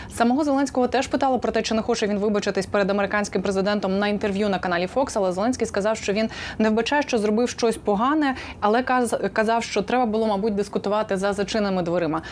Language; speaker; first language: Ukrainian; native; Ukrainian